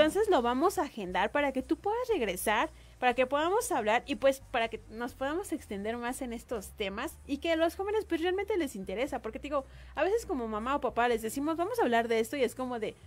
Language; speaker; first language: Spanish; native; Spanish